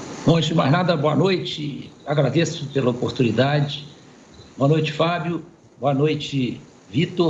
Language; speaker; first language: Portuguese; native; Portuguese